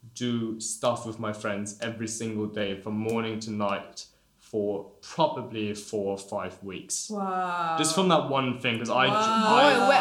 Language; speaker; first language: English; non-native, fluent; German